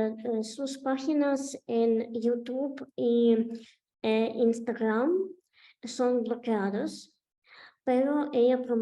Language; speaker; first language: Spanish; non-native, fluent; Ukrainian